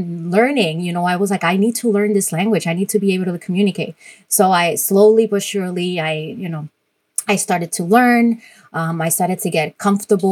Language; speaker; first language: English; non-native, fluent; Spanish